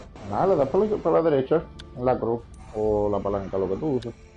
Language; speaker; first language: Spanish; native; Spanish